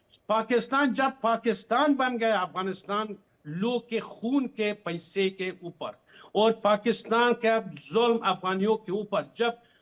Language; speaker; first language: Hindi; non-native, fluent; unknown